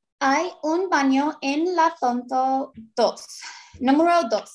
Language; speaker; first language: Spanish; non-native, learner; English